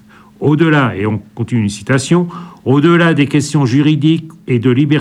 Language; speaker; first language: French; native; French